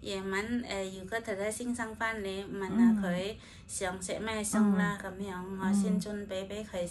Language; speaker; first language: Cantonese; non-native, fluent; Indonesian